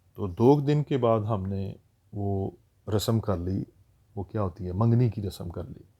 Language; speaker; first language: Urdu; native; Urdu